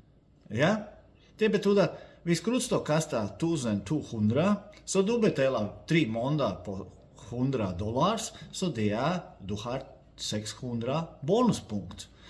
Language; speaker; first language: Danish; non-native, fluent; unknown